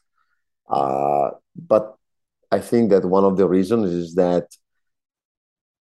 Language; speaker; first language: English; non-native, fluent; Italian